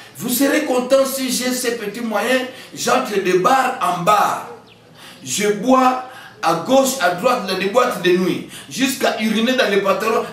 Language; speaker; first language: French; non-native, local second language; Kongo